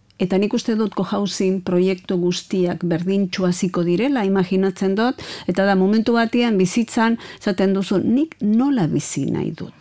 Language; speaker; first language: Basque; native; Basque